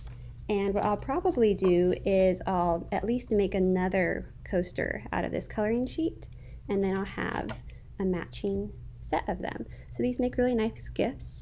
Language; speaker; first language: English; native; English